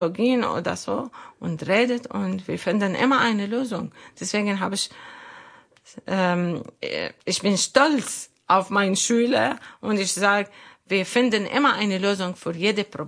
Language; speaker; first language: German; non-native, learner; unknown